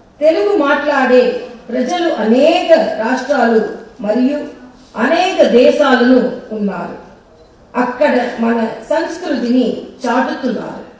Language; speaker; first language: Telugu; non-native, learner; Tamil